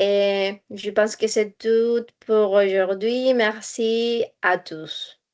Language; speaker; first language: French; non-native, learner; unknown